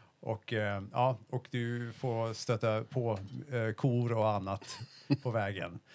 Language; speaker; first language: Swedish; early bilingual, heritage; Swedish